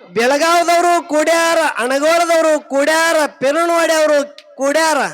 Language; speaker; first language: Kannada; native; Kannada